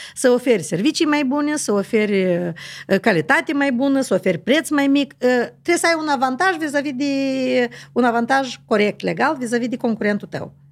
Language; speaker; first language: Romanian; native; Romanian